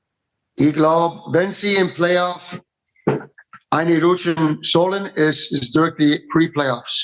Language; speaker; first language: German; non-native, learner; English